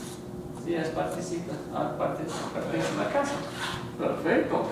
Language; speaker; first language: Spanish; non-native, fluent; Portuguese